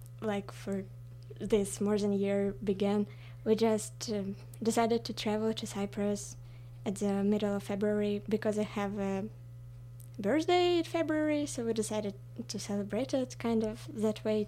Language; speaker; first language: English; non-native, fluent; Ukrainian